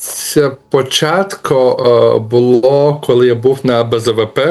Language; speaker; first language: Ukrainian; non-native, learner; Lithuanian